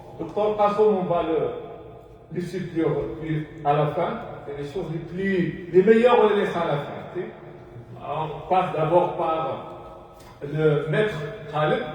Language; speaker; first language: French; non-native, local second language; Arabic